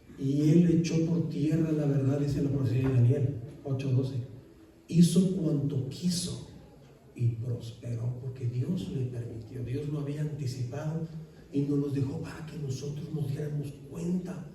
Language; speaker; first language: Spanish; native; Spanish